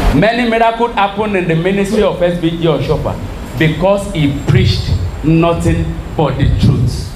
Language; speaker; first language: English; non-native, local second language; Yoruba